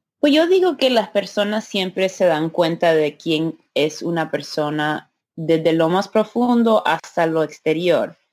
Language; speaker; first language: Spanish; early bilingual, heritage; Spanish